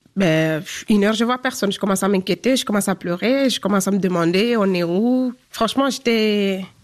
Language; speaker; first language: French; non-native, local second language; Fula